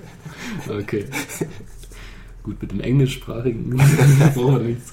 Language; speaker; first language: German; native; German